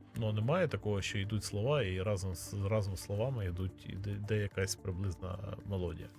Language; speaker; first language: Ukrainian; native; Ukrainian